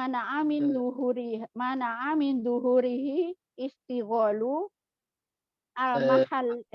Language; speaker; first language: Arabic; non-native, learner; Indonesian